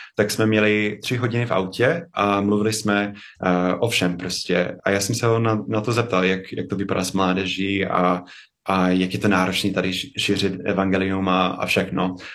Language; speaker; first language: Czech; non-native, fluent; English